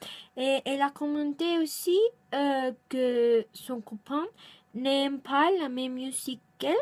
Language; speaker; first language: French; non-native, learner; Spanish